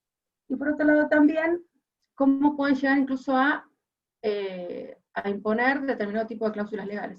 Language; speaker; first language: Spanish; native; Spanish